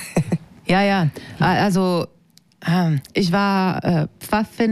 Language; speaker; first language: German; non-native, fluent; French